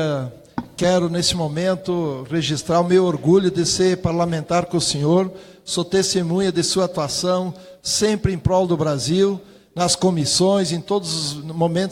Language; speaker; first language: Portuguese; native; Portuguese